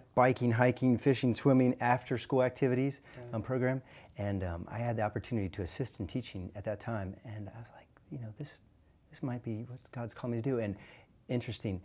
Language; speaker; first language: English; native; English